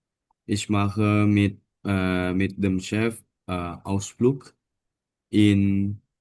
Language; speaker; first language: German; non-native, learner; Indonesian